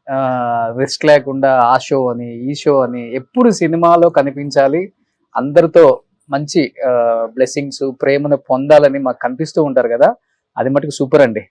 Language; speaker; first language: Telugu; native; Telugu